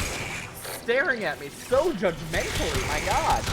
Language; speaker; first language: English; native; English